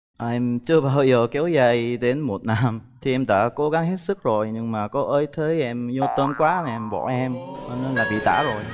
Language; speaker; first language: Vietnamese; non-native, fluent; Korean